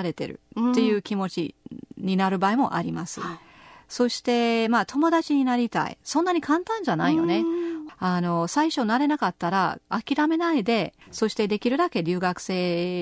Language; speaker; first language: Japanese; non-native, fluent; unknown